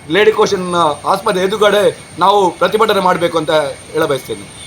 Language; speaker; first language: Kannada; non-native, local second language; Tulu